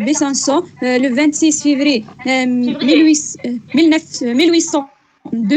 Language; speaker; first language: French; non-native, learner; Arabic